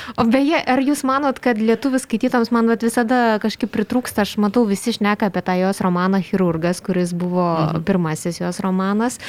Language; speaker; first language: Lithuanian; native; Lithuanian